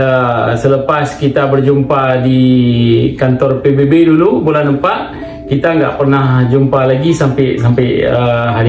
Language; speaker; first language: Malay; non-native, local second language; Achinese